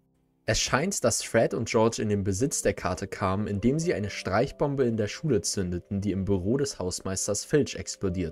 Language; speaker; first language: German; native; German